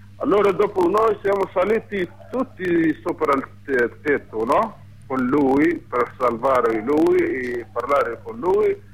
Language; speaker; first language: Italian; non-native, learner; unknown